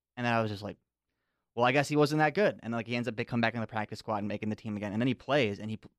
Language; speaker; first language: English; native; English